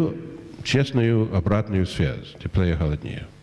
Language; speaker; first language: Russian; non-native, fluent; English